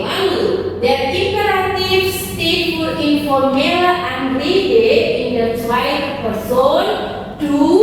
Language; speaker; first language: German; non-native, fluent; Indonesian